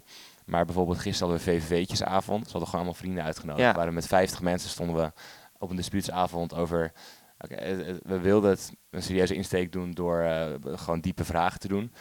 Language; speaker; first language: Dutch; native; Dutch